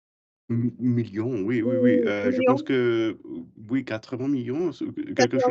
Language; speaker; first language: French; non-native, learner; English